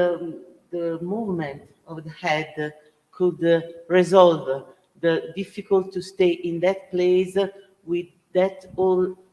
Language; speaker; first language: English; non-native, learner; Italian